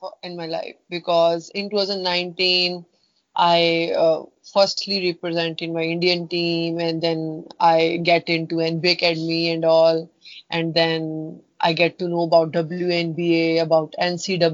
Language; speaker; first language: English; non-native, local second language; Punjabi